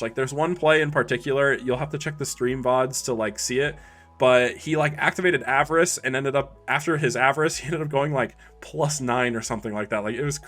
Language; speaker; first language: English; native; English